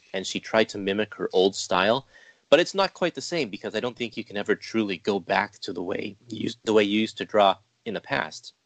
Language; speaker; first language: English; native; English